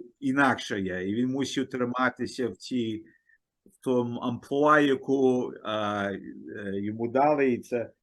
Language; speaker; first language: Ukrainian; early bilingual, heritage; Ukrainian